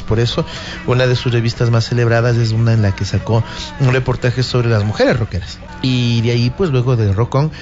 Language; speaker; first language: Spanish; native; Spanish